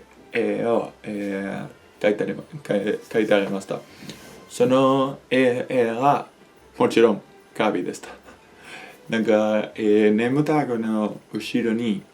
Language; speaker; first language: Japanese; non-native, learner; Spanish